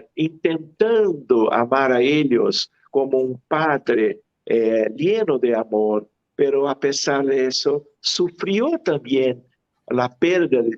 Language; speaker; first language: Spanish; non-native, fluent; Portuguese